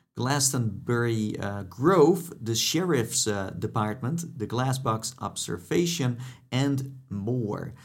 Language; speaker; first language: English; non-native, fluent; Dutch